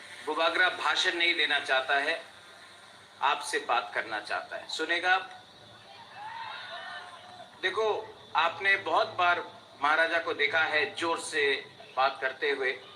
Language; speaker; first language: Hindi; non-native, local second language; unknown